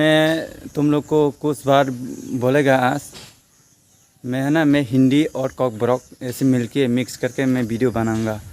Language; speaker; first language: Hindi; non-native, local second language; Kok Borok